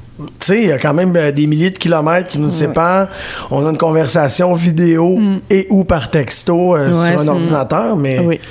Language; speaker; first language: French; native; French